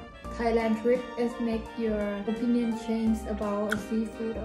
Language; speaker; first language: English; non-native, learner; Thai